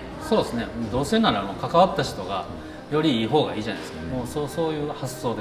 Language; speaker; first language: Japanese; native; Japanese